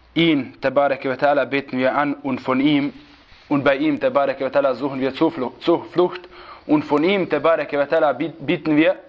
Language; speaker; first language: German; non-native, fluent; Arabic